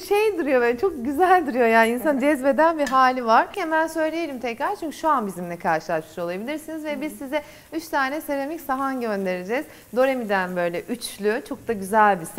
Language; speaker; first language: Turkish; native; Turkish